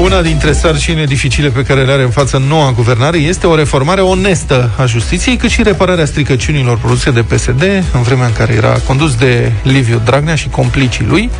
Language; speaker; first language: Romanian; native; Romanian